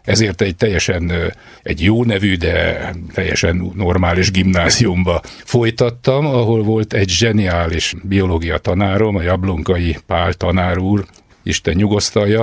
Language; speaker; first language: Hungarian; native; Hungarian